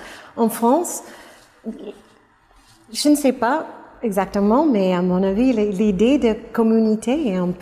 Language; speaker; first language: French; non-native, fluent; English